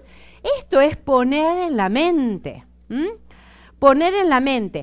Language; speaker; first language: Spanish; native; Spanish